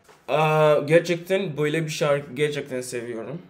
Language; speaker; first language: Turkish; non-native, fluent; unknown